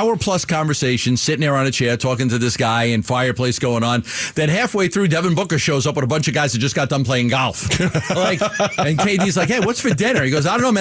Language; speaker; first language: English; native; English